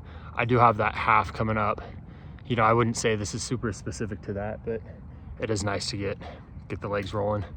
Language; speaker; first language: English; native; English